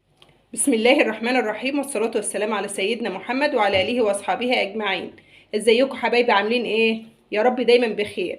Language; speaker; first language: Arabic; native; Arabic